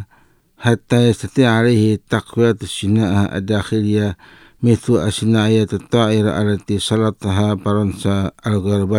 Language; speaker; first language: Arabic; non-native, fluent; Indonesian